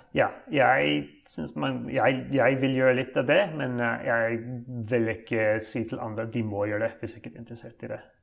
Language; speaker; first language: Norwegian; non-native, fluent; English